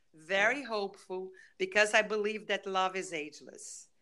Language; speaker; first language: English; non-native, fluent; Portuguese